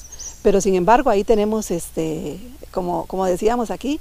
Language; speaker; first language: Spanish; native; Spanish